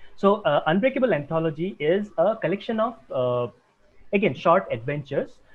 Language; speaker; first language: English; non-native, local second language; Assamese